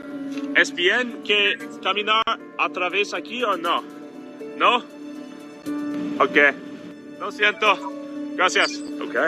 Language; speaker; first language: Spanish; non-native, learner; English